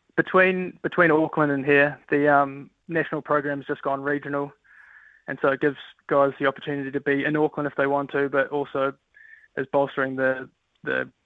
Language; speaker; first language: English; native; English